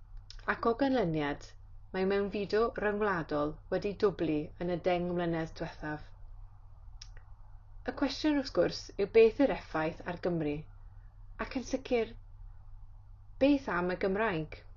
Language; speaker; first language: Welsh; native; Welsh